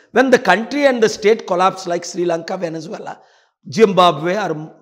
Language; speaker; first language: English; non-native, local second language; Telugu